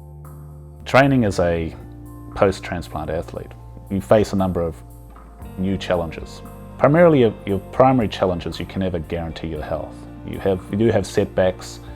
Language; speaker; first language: English; native; English